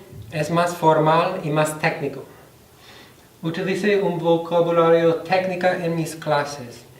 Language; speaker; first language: Spanish; non-native, fluent; English